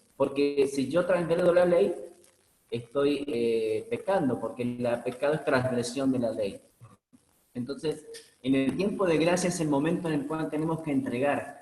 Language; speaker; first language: Spanish; native; Spanish